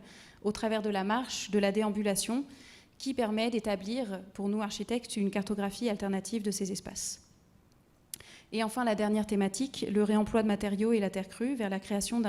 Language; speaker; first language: French; native; French